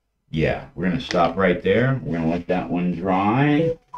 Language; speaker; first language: English; native; English